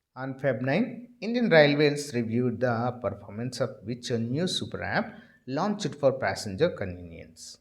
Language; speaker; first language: English; non-native, local second language; Telugu